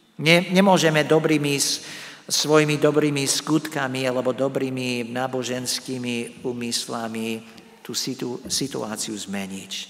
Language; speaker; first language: Slovak; non-native, fluent; English